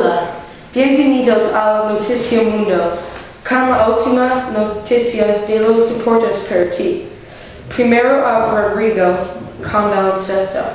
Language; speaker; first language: Spanish; non-native, learner; English